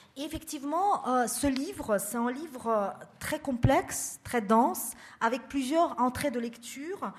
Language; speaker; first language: French; non-native, fluent; Russian